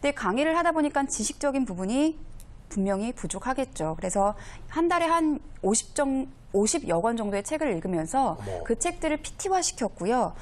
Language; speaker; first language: Korean; native; Korean